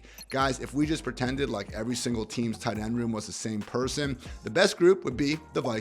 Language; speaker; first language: English; native; English